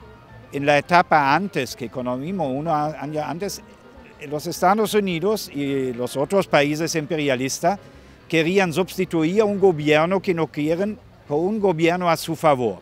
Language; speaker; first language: Spanish; non-native, fluent; German